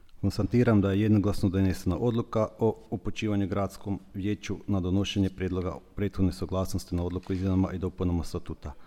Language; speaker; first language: Croatian; native; Croatian